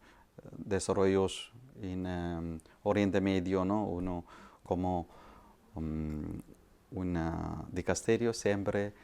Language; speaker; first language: Spanish; non-native, fluent; Malayalam